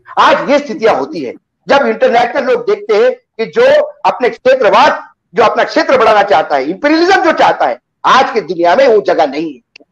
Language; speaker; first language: Hindi; non-native, local second language; Marathi